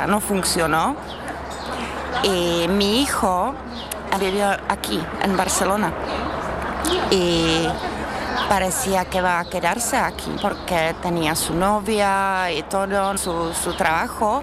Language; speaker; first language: Spanish; non-native, fluent; Czech